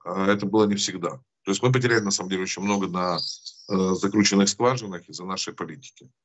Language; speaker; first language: Russian; native; Russian